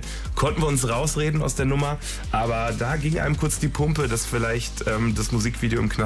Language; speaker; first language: German; native; German